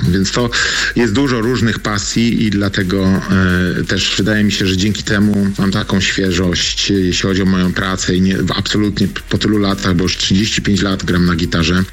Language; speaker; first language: Polish; native; Polish